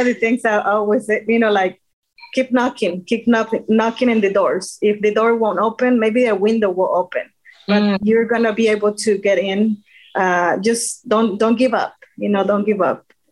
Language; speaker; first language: English; non-native, fluent; Spanish